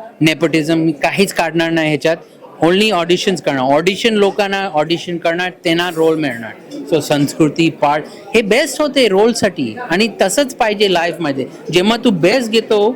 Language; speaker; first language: Marathi; early bilingual, heritage; Marathi